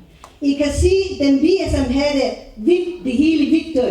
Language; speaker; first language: Danish; non-native, fluent; Somali